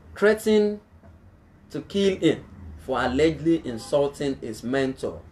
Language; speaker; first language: English; non-native, local second language; Yoruba